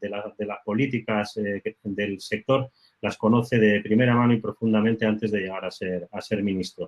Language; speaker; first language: Spanish; native; Spanish